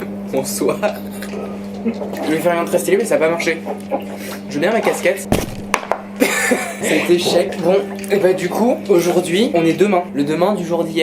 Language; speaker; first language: French; native; French